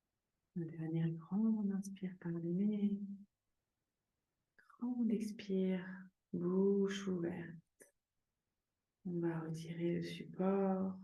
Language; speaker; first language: French; native; French